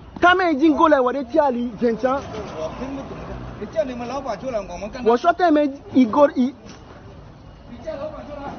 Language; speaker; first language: Chinese; non-native, learner; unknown